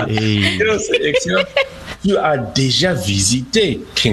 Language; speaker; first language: French; non-native, fluent; English